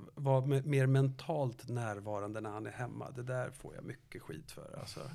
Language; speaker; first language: Swedish; native; Swedish